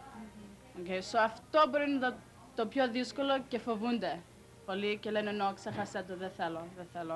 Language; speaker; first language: Greek; early bilingual, heritage; Greek